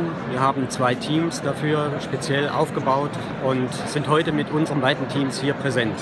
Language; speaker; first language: German; native; German